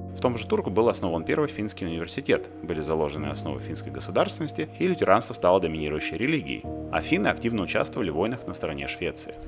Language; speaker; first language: Russian; native; Russian